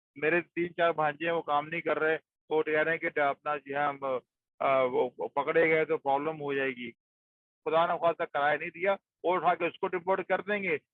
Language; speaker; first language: Urdu; native; Urdu